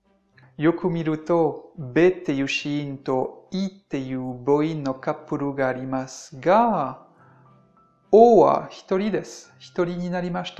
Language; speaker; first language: Japanese; non-native, fluent; French